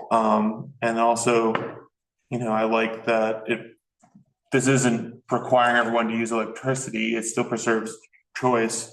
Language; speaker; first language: English; native; English